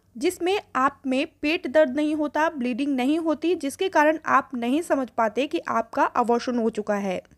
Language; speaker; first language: Hindi; native; Hindi